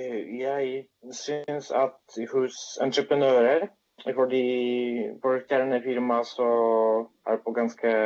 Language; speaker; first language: Swedish; non-native, fluent; Polish